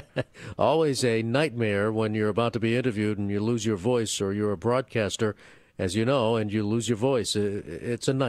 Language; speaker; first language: English; native; English